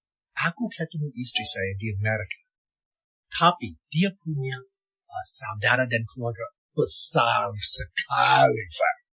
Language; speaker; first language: Indonesian; non-native, fluent; English